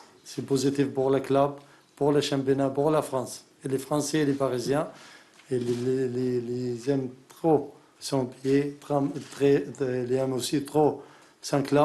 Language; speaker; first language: French; non-native, learner; Arabic